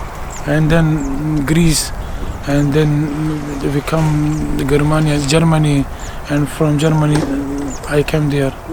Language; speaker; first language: English; non-native, learner; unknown